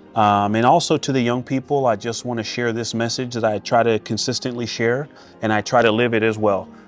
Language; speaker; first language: English; native; English